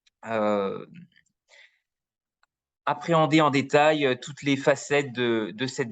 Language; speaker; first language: French; native; French